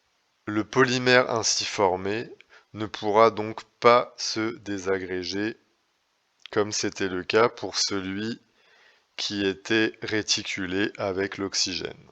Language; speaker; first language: French; native; French